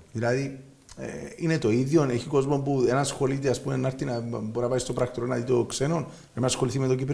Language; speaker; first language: Greek; native; Greek